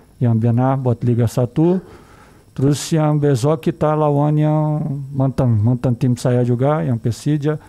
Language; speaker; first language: Indonesian; non-native, learner; Portuguese